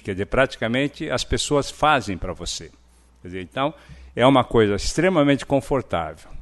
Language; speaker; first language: Portuguese; early bilingual, other home language; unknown